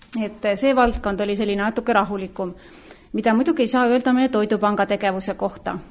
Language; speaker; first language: Estonian; native; Estonian